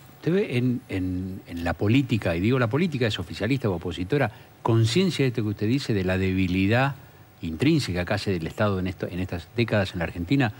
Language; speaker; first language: Spanish; native; Spanish